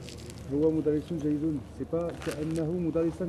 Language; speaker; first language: Arabic; non-native, learner; French